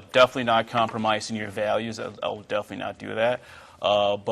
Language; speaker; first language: English; non-native, local second language; Yoruba